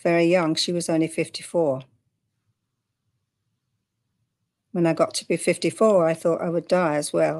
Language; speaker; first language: English; native; English